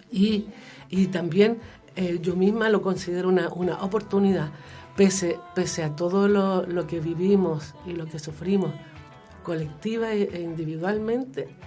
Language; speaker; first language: Spanish; native; Spanish